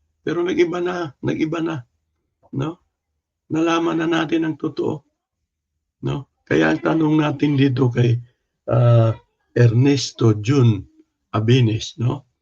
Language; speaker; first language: Filipino; non-native, local second language; Cebuano